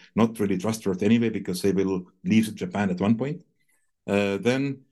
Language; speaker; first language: English; non-native, fluent; Estonian